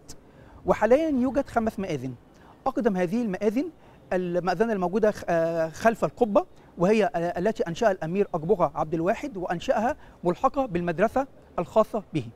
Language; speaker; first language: Arabic; native; Arabic